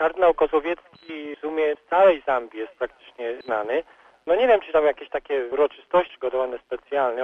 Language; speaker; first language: Polish; native; Polish